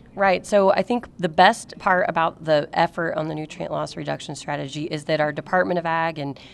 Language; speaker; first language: English; native; English